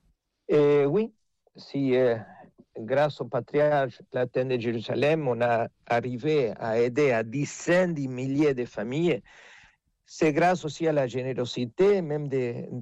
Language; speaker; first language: French; non-native, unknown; Spanish